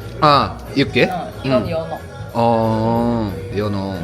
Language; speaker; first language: Korean; non-native, learner; Japanese